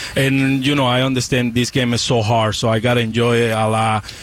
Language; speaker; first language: English; non-native, learner; Spanish